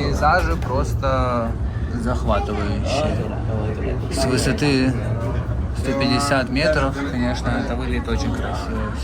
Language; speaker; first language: Russian; native; Russian